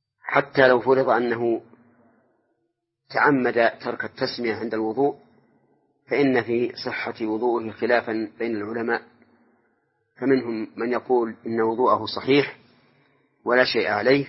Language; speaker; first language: Arabic; native; Arabic